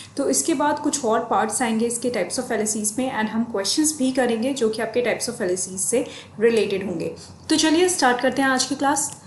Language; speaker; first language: Hindi; native; Hindi